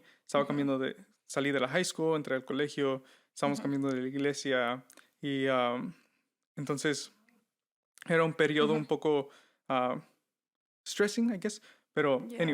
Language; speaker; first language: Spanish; early bilingual, heritage; Spanish